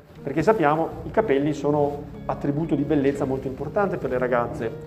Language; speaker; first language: Italian; native; Italian